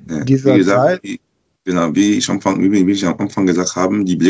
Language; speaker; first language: German; non-native, learner; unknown